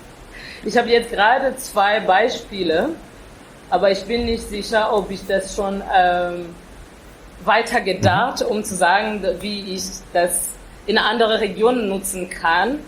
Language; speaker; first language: German; non-native, fluent; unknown